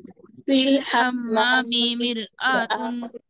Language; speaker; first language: Arabic; non-native, learner; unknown